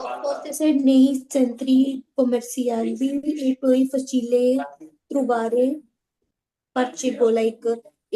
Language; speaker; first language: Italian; non-native, learner; Hindi